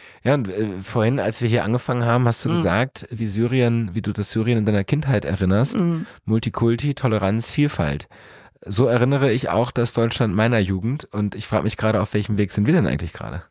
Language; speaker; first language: German; native; German